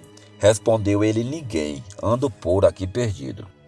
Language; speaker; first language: Portuguese; native; Portuguese